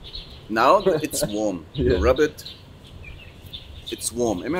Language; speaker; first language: English; non-native, fluent; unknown